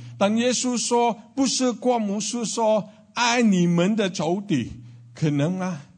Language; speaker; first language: Chinese; non-native, learner; Cantonese